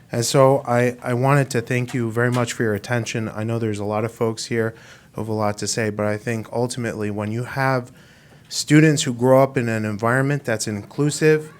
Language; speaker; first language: English; native; English